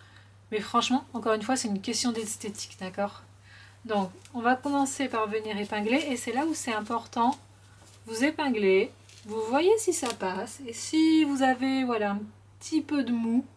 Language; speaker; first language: French; native; French